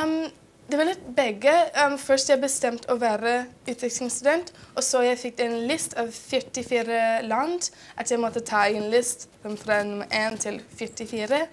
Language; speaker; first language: Norwegian; non-native, fluent; English